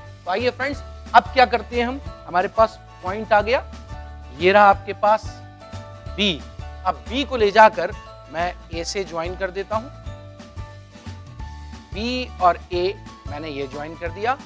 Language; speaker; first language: Hindi; native; Hindi